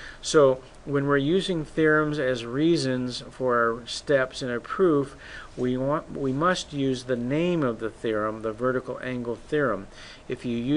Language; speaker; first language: English; native; English